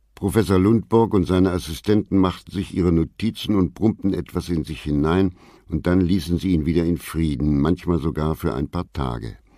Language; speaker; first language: German; native; German